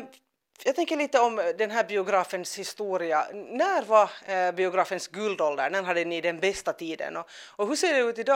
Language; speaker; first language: Swedish; native; Swedish